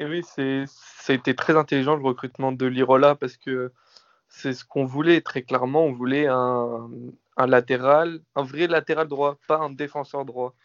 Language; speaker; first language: French; native; French